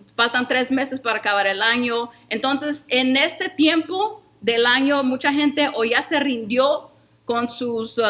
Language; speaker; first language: Spanish; early bilingual, heritage; Spanish